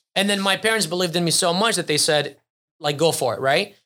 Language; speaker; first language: English; early bilingual, other home language; Arabic